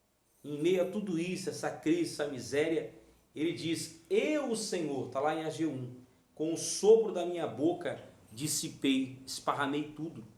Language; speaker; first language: Portuguese; native; Portuguese